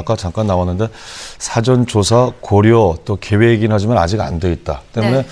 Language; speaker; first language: Korean; native; Korean